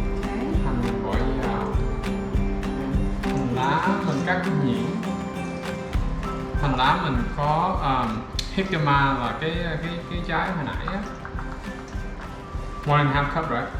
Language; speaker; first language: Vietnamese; early bilingual, heritage; Vietnamese